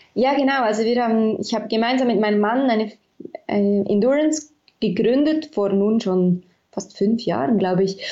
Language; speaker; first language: German; native; German